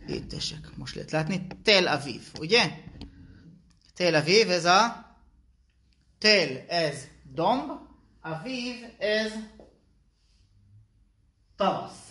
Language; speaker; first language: Hungarian; non-native, learner; Hebrew